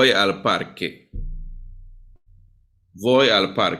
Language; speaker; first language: Spanish; non-native, fluent; English